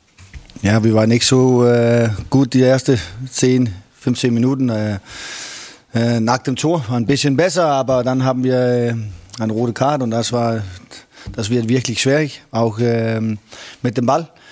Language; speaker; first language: German; non-native, fluent; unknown